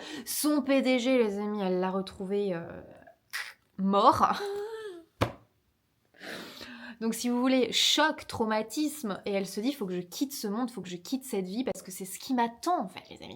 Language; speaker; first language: French; native; French